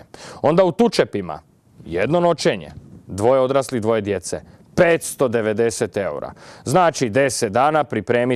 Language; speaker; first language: Croatian; native; Croatian